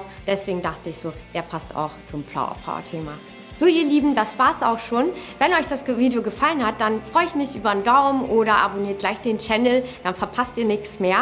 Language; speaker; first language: German; native; German